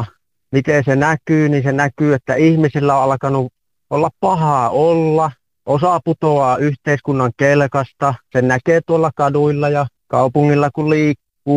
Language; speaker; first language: Finnish; native; Finnish